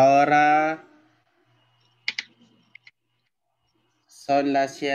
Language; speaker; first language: Spanish; non-native, learner; Filipino